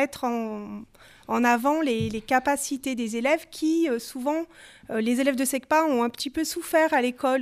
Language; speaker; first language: French; native; French